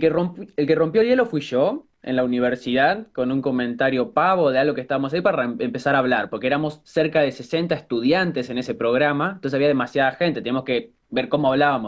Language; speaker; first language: Spanish; native; Spanish